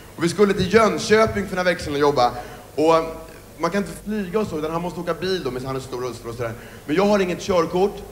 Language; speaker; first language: Swedish; native; Swedish